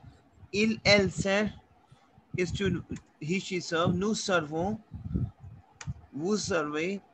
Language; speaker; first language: French; non-native, learner; Hindi